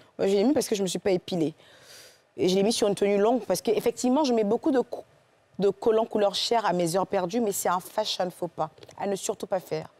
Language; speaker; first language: French; native; French